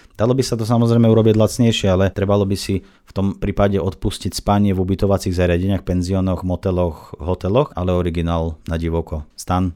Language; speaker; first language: Slovak; non-native, fluent; Russian